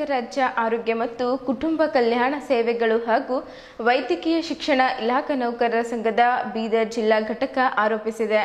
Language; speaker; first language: Kannada; native; Kannada